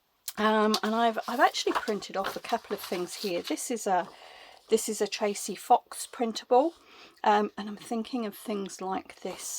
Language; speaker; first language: English; native; English